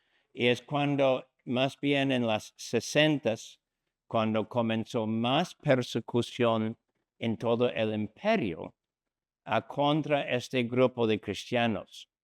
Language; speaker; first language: Spanish; non-native, fluent; English